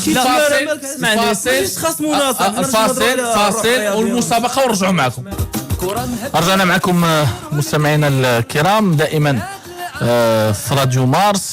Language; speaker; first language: Arabic; native; Arabic